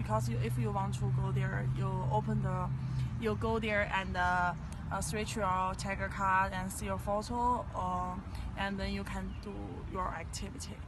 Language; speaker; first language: English; non-native, learner; Chinese